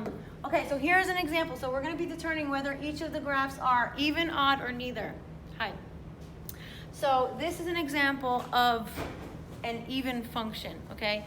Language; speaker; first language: English; native; English